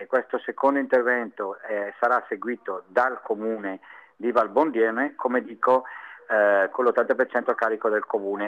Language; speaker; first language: Italian; native; Italian